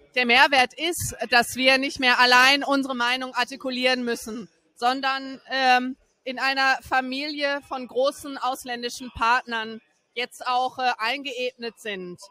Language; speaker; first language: German; native; German